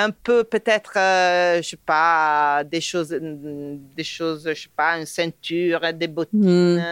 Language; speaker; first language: French; non-native, fluent; Italian